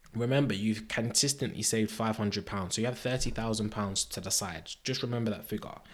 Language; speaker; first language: English; native; English